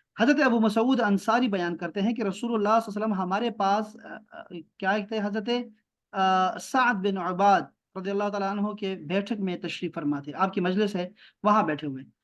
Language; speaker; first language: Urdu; non-native, local second language; Pashto